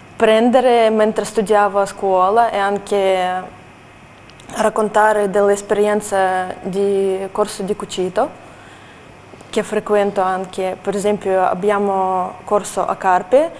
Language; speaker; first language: Italian; non-native, fluent; Russian